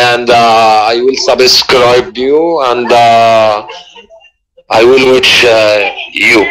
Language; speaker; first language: English; non-native, learner; Arabic